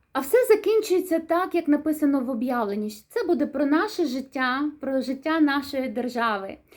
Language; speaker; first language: Ukrainian; non-native, local second language; Russian